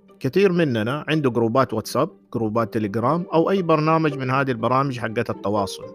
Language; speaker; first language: Arabic; native; Arabic